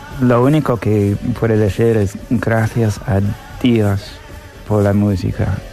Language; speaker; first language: Spanish; non-native, fluent; English